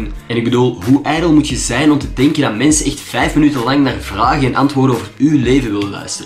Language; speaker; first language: Dutch; native; Dutch